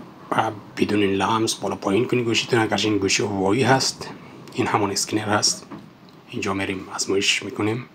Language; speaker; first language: Persian; native; Persian